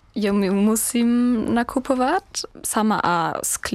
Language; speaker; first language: Czech; non-native, learner; German